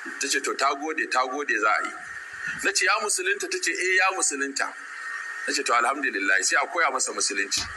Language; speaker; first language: Hausa; native; Hausa